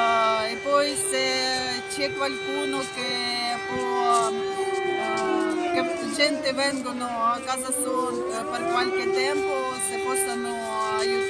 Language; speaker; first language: Italian; non-native, learner; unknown